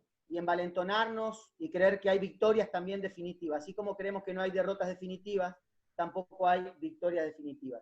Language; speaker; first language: Spanish; native; Spanish